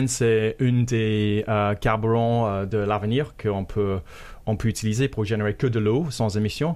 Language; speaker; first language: French; non-native, fluent; English